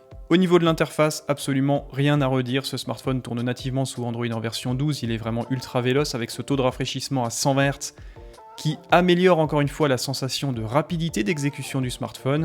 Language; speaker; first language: French; native; French